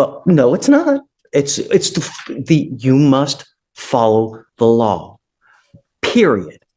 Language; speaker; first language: English; native; English